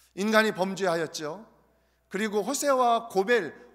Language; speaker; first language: Korean; native; Korean